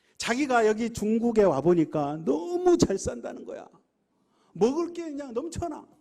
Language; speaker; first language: Korean; native; Korean